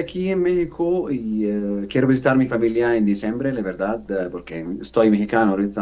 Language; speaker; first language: Spanish; non-native, learner; Arabic